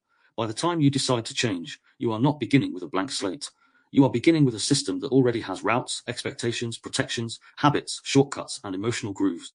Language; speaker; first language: English; native; English